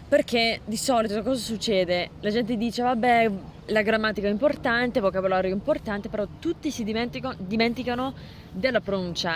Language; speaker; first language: Italian; non-native, fluent; English